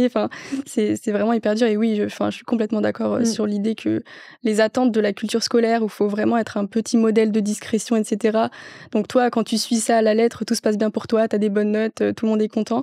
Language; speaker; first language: French; native; French